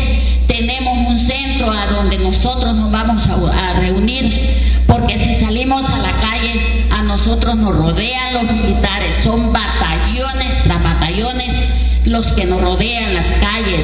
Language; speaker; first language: Spanish; native; Spanish